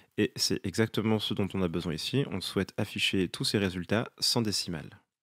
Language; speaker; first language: French; native; French